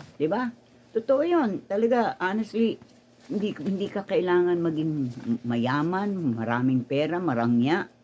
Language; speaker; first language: Filipino; native; Filipino